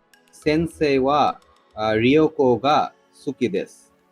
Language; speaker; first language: Japanese; non-native, learner; Bangla